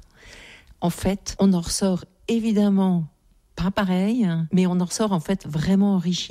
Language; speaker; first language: French; native; French